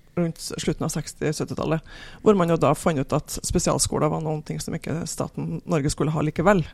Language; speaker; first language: Norwegian; native; Norwegian